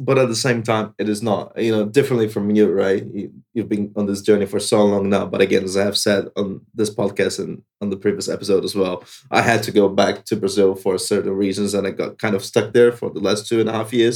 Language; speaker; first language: English; non-native, fluent; Portuguese